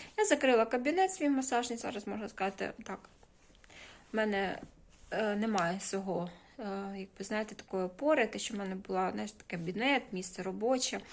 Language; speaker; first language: Ukrainian; non-native, local second language; Russian